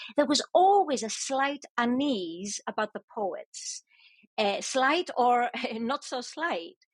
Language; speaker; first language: English; non-native, fluent; Greek